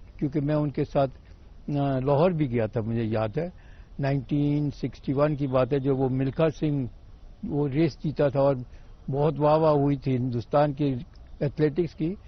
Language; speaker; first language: Urdu; native; Urdu